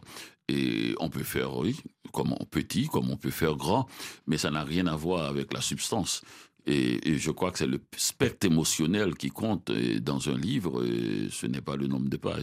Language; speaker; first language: French; non-native, local second language; Haitian Creole